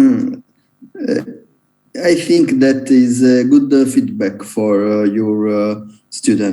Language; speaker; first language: English; non-native, learner; Italian